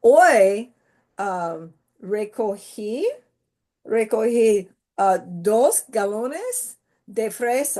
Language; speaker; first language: Spanish; non-native, learner; English